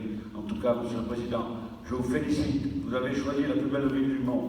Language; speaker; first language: French; native; French